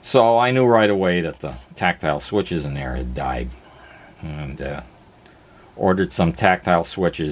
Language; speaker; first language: English; native; English